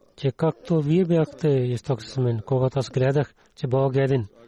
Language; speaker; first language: Bulgarian; non-native, learner; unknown